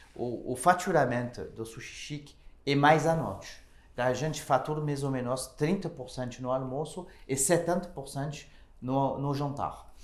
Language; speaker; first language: Portuguese; non-native, fluent; French